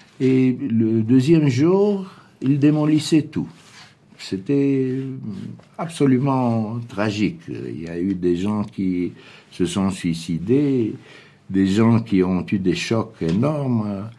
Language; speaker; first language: French; non-native, fluent; Romanian